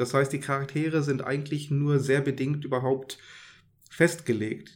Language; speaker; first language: German; native; German